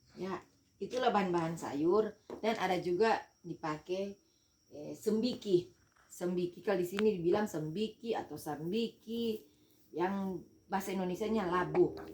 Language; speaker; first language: Indonesian; native; Indonesian